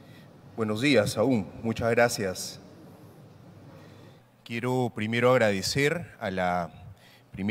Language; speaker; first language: Spanish; native; Spanish